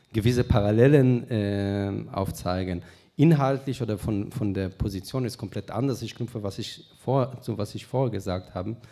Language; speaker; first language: German; non-native, fluent; Hebrew